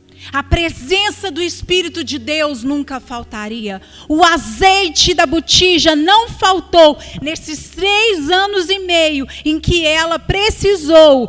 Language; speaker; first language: Portuguese; native; Portuguese